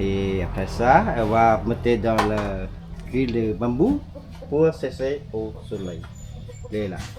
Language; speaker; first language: French; non-native, learner; Khmer